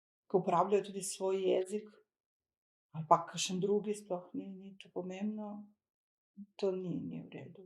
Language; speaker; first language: Slovenian; early bilingual, other home language; Croatian